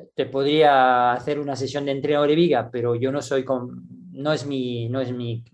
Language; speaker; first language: Spanish; non-native, fluent; French